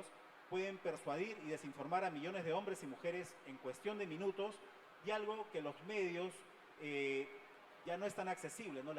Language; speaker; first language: Spanish; native; Spanish